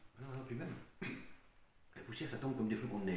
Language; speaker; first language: French; native; French